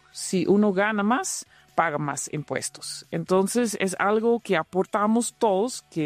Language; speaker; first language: Spanish; non-native, fluent; Dutch